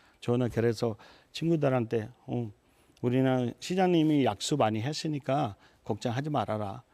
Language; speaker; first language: Korean; non-native, fluent; Punjabi